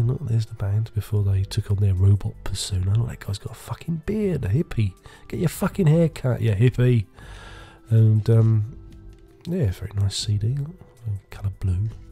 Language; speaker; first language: English; native; English